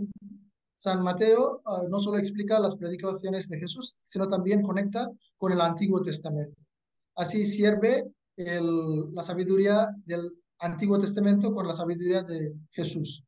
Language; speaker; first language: Spanish; non-native, fluent; Tamil